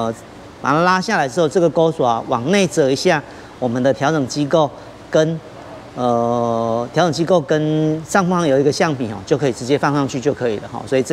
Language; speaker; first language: Chinese; native; Chinese